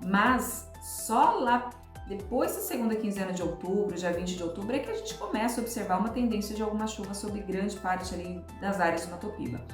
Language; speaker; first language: Portuguese; native; Portuguese